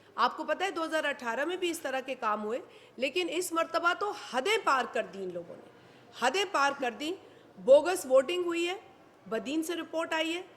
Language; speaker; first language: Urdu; non-native, local second language; Sindhi